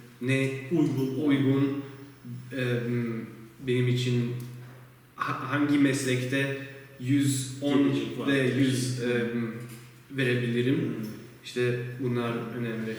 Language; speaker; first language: Turkish; early bilingual, heritage; Turkish